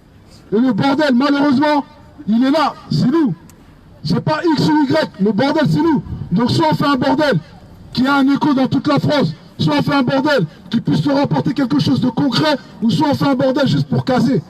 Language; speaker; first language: French; native; French